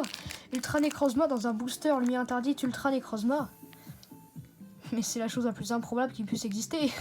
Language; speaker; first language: French; native; French